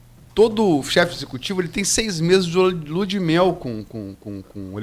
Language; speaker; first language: Portuguese; native; Portuguese